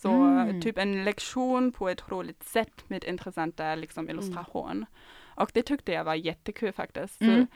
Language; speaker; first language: Swedish; non-native, fluent; German